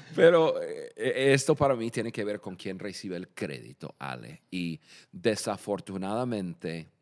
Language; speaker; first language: Spanish; non-native, fluent; English